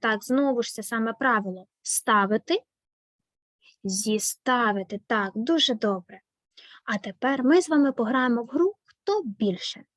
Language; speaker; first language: Ukrainian; native; Ukrainian